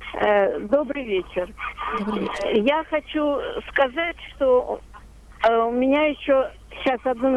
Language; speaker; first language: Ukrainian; non-native, local second language; Russian